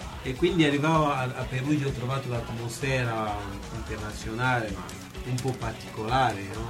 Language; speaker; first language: Italian; non-native, fluent; Lingala